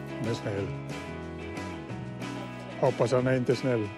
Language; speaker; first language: Swedish; non-native, fluent; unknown